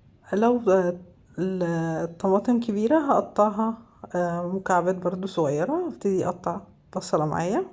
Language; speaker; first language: Arabic; native; Arabic